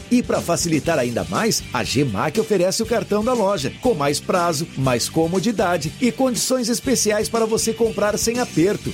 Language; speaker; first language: Portuguese; native; Portuguese